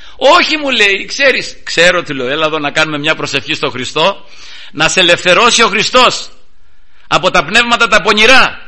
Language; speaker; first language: Greek; native; Greek